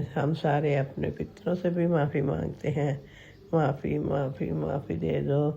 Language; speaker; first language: Hindi; non-native, local second language; Punjabi